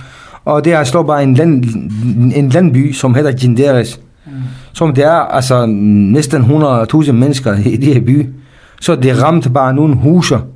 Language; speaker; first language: Danish; non-native, fluent; Kurdish